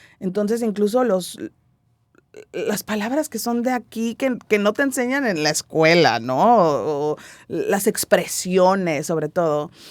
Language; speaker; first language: Spanish; native; Spanish